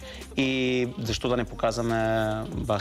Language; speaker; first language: Bulgarian; non-native, fluent; Italian